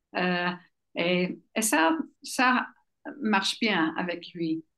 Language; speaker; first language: French; non-native, learner; English